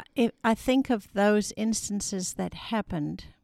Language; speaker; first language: English; non-native, local second language; Afrikaans